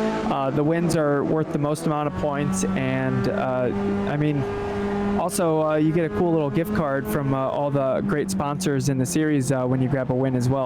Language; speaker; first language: English; native; English